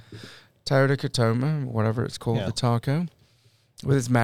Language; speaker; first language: English; native; English